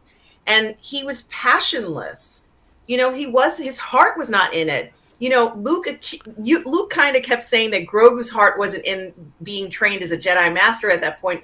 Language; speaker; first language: English; native; English